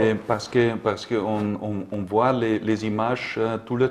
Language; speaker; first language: French; non-native, learner; German